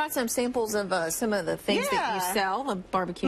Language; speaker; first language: English; native; English